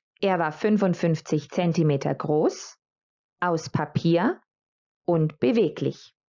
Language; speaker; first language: German; non-native, fluent; Croatian